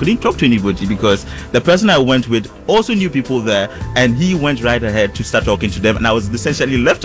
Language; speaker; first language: English; non-native, local second language; Ewe